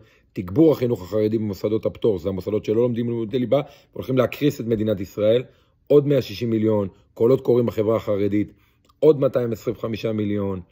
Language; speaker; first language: Hebrew; native; Hebrew